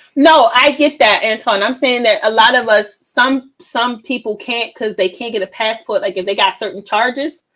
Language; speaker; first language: English; native; English